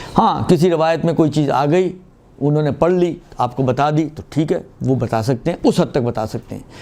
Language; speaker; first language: Urdu; non-native, local second language; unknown